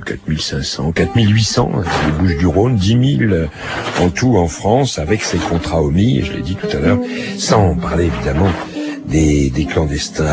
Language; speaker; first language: French; native; French